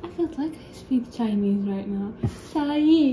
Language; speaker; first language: English; non-native, fluent; Arabic